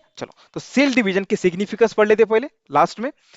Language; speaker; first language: Hindi; non-native, local second language; Marathi